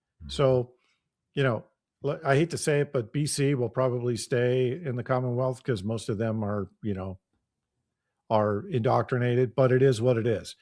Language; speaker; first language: English; native; English